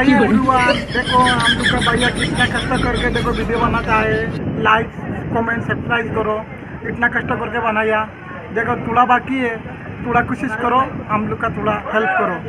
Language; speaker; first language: Hindi; non-native, local second language; Bangla